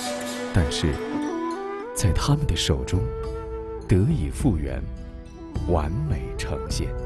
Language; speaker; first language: Chinese; native; Chinese